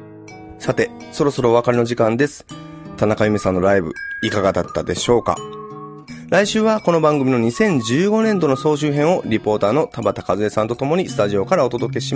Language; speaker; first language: Japanese; native; Japanese